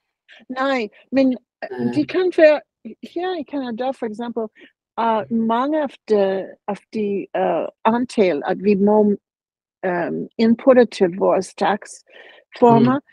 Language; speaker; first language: Danish; non-native, learner; English